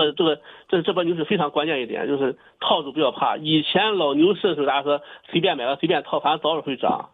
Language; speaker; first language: Chinese; native; Chinese